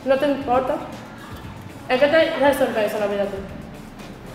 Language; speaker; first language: Spanish; native; Spanish